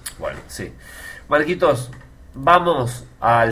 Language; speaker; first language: Spanish; native; Spanish